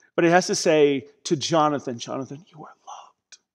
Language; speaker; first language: English; native; English